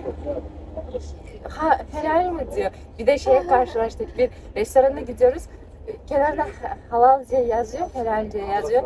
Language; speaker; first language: Turkish; non-native, fluent; Kyrgyz